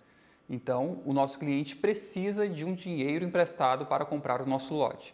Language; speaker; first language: Portuguese; native; Portuguese